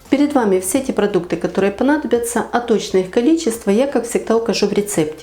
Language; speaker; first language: Russian; native; Russian